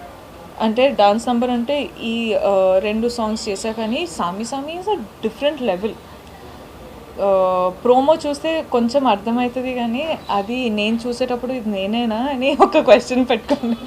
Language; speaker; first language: Telugu; non-native, local second language; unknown